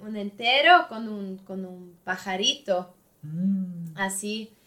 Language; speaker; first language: Spanish; non-native, fluent; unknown